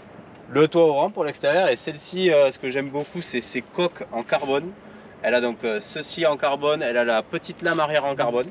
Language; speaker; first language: French; native; French